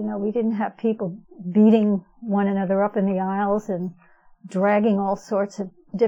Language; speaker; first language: English; native; English